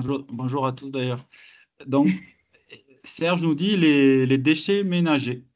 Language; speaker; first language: French; native; French